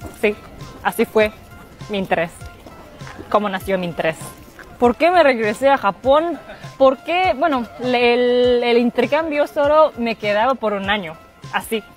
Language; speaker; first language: Spanish; non-native, fluent; Japanese